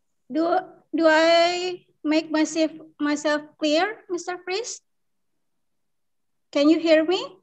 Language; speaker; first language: English; non-native, fluent; Indonesian